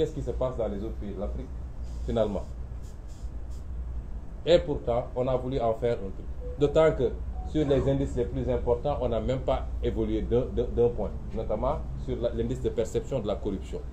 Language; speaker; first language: French; non-native, local second language; Wolof